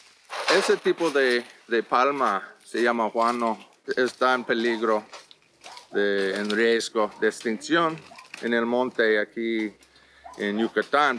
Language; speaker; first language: Spanish; non-native, fluent; English